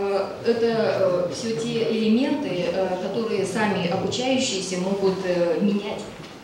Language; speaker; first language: Russian; native; Russian